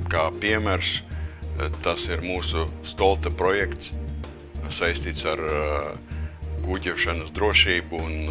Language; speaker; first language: Latvian; non-native, local second language; Russian